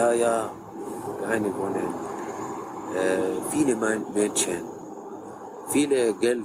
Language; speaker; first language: German; non-native, learner; Arabic